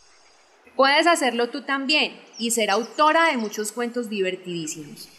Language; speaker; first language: Spanish; native; Spanish